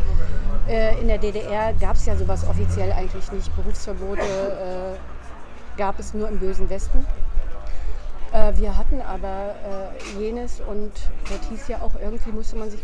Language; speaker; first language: German; native; German